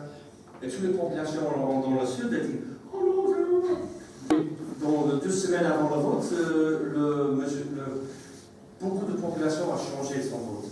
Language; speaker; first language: French; non-native, learner; English